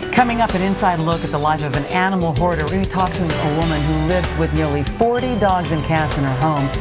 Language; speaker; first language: English; native; English